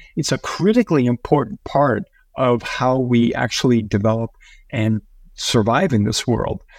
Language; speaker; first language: English; early bilingual, other home language; Spanish